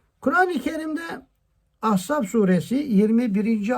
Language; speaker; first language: Turkish; native; Turkish